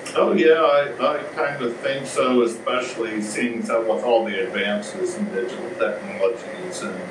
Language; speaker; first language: English; native; English